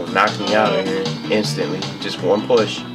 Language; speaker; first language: English; native; English